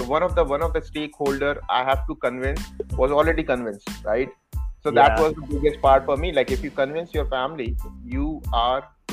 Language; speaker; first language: English; non-native, local second language; Hindi